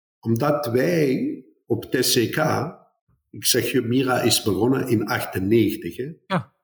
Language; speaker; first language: Dutch; non-native, fluent; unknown